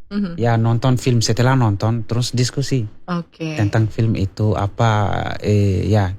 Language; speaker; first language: Indonesian; non-native, learner; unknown